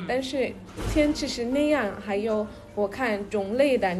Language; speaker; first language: Chinese; non-native, learner; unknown